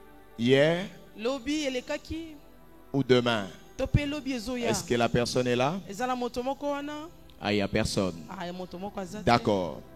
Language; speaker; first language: French; non-native, local second language; Lingala